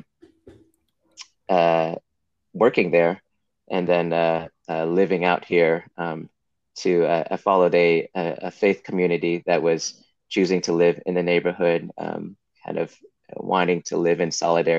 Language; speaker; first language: English; native; English